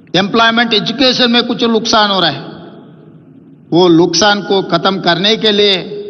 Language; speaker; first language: Hindi; non-native, local second language; Telugu